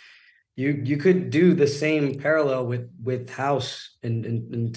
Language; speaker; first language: English; non-native, fluent; Portuguese